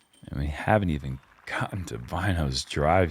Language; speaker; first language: English; native; English